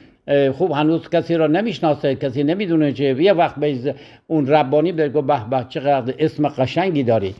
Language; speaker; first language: Persian; native; Persian